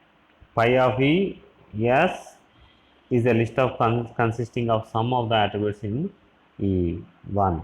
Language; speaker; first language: English; non-native, local second language; Telugu